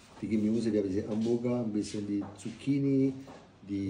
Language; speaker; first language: German; non-native, learner; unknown